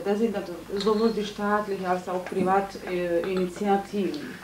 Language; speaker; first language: German; non-native, fluent; Georgian